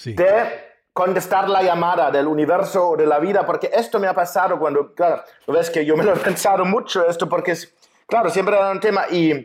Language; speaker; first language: Spanish; non-native, fluent; German